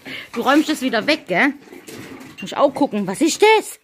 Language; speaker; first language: German; native; German